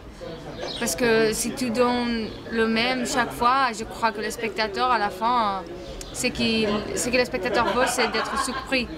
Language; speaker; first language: French; non-native, fluent; Spanish